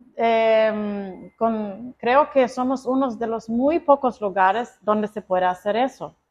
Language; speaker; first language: Spanish; non-native, fluent; Croatian